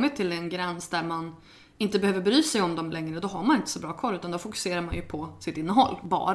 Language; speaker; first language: Swedish; native; Swedish